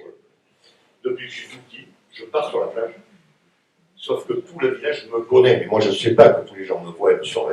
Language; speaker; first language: French; native; French